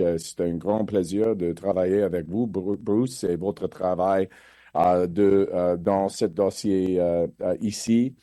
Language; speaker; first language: French; non-native, fluent; English